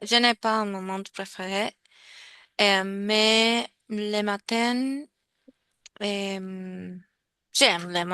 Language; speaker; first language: French; non-native, learner; Spanish